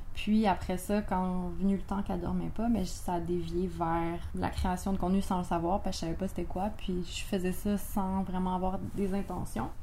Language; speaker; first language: French; native; French